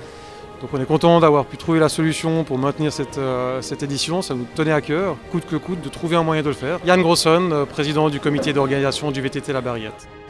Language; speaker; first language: French; native; French